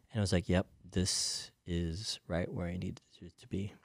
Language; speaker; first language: English; native; English